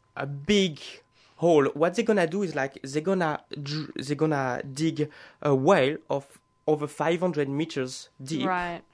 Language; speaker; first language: English; non-native, fluent; French